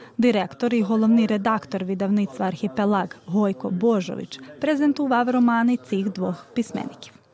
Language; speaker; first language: Ukrainian; early bilingual, heritage; Ukrainian